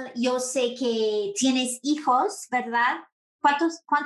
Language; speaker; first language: Spanish; non-native, fluent; English